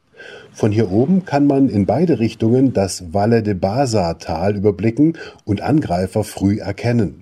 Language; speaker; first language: German; native; German